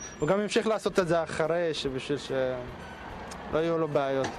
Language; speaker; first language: Hebrew; native; Hebrew